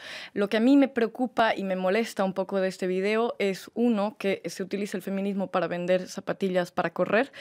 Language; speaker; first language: Spanish; native; Spanish